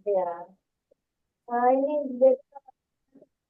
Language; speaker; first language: Indonesian; native; Indonesian